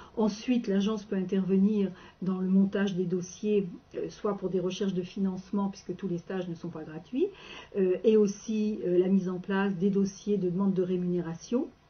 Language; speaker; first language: French; native; French